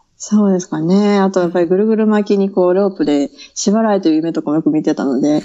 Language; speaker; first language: Japanese; native; Japanese